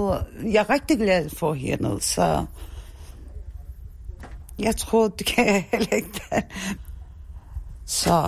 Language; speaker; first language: Danish; non-native, learner; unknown